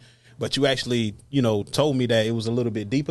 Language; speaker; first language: English; native; English